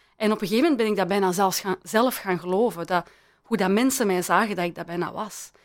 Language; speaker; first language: Dutch; early bilingual, other home language; Persian